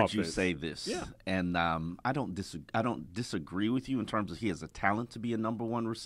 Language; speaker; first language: English; native; English